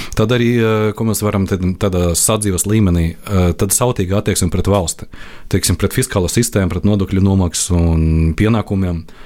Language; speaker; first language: Latvian; non-native, local second language; Russian